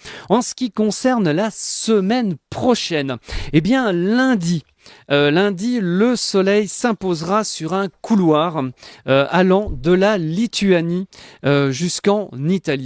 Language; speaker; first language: French; native; French